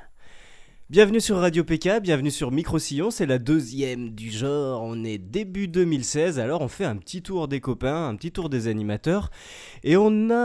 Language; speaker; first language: French; native; French